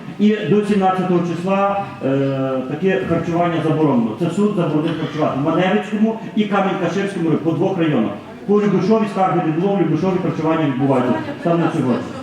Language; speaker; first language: Ukrainian; native; Ukrainian